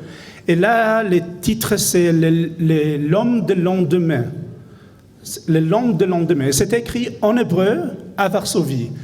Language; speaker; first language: French; non-native, fluent; Hebrew